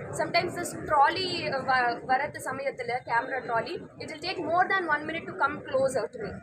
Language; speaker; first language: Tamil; non-native, learner; Telugu